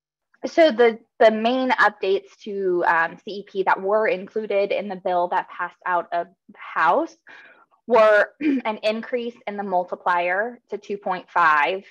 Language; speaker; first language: English; native; English